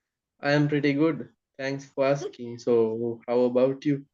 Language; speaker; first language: English; non-native, learner; Sinhala